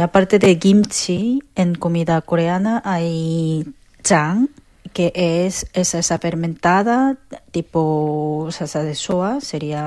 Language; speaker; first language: Spanish; non-native, fluent; Korean